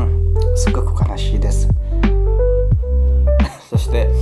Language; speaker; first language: Japanese; non-native, learner; Indonesian